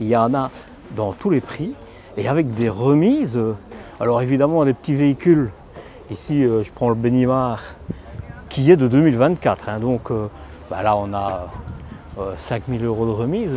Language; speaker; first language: French; native; French